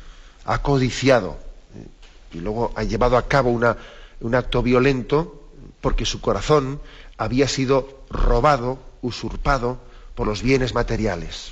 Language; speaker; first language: Spanish; native; Spanish